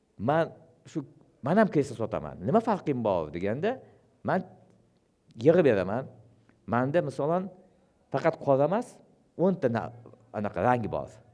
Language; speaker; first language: Uzbek; non-native, local second language; Russian